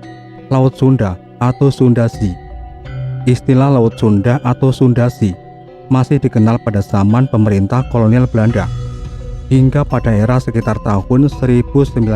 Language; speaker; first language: Indonesian; native; Indonesian